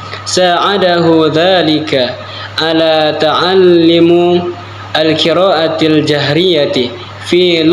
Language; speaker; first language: Arabic; non-native, learner; Indonesian